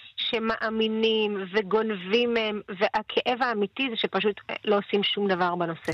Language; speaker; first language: Hebrew; early bilingual, other home language; Russian